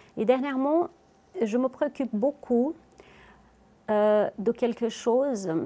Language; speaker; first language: French; non-native, fluent; Portuguese